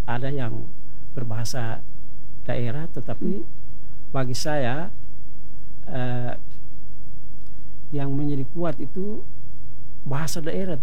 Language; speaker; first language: Indonesian; non-native, local second language; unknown